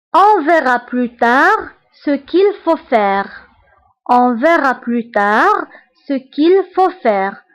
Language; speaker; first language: French; non-native, local second language; Arabic